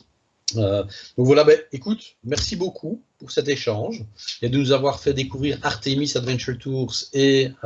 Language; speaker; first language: French; native; French